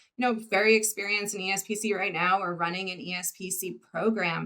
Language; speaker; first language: English; native; English